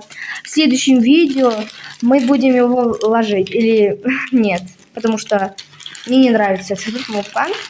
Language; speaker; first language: Russian; non-native, local second language; Kazakh